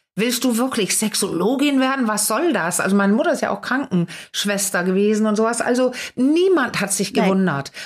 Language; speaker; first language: German; non-native, fluent; Danish